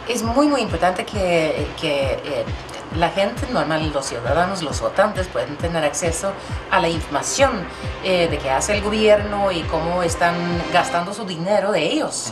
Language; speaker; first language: Spanish; non-native, fluent; Swedish